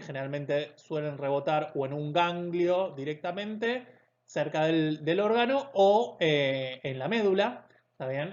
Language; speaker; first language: Spanish; native; Spanish